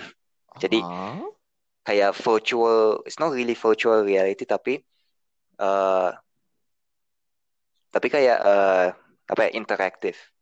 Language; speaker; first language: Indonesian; early bilingual, heritage; Indonesian